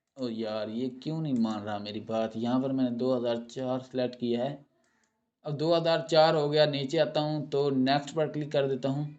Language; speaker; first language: Urdu; non-native, local second language; Punjabi